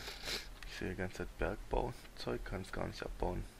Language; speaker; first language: German; native; German